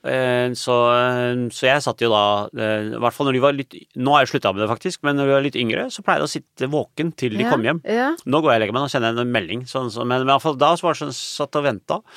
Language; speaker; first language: Norwegian; early bilingual, other home language; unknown